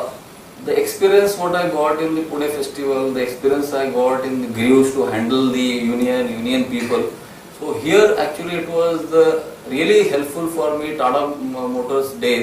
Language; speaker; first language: English; non-native, local second language; Marathi